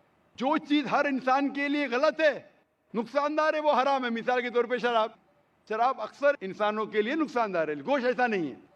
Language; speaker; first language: Hindi; native; Hindi